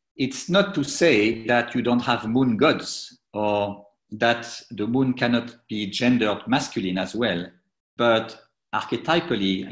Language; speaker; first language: English; non-native, fluent; French